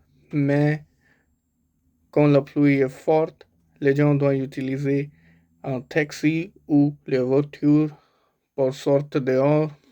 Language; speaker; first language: French; non-native, learner; Punjabi